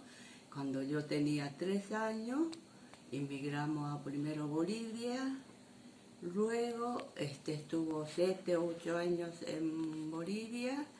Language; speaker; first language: Spanish; early bilingual, other home language; Japanese